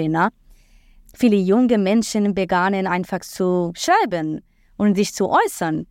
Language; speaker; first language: German; non-native, fluent; Bangla